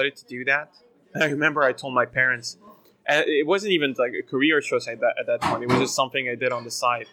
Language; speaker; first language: English; non-native, fluent; French